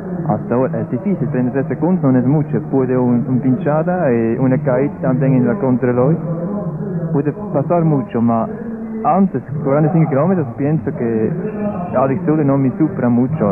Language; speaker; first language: Spanish; non-native, learner; German